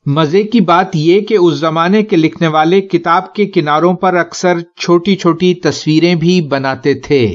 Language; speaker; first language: Urdu; native; Urdu